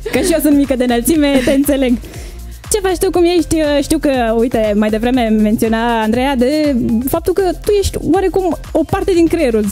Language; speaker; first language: Romanian; native; Romanian